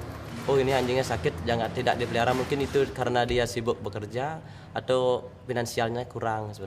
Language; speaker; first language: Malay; non-native, local second language; Balinese